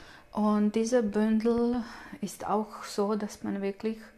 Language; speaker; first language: German; non-native, fluent; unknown